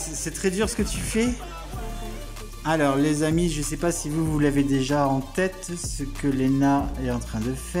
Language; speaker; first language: French; native; French